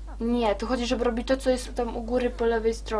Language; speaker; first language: Polish; native; Polish